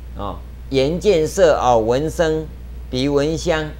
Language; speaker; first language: Chinese; native; Chinese